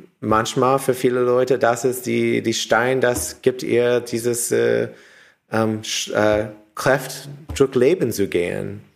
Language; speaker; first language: German; non-native, learner; English